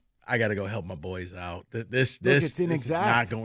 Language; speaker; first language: English; native; English